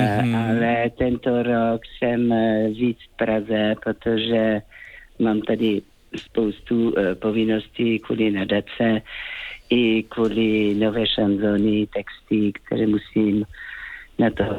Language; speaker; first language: Czech; non-native, fluent; French